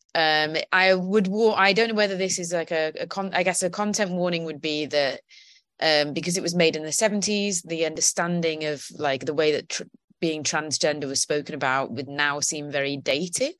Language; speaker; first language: English; native; English